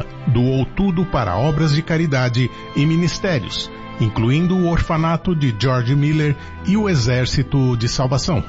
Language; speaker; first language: Portuguese; native; Portuguese